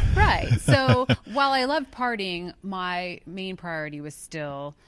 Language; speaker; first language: English; native; English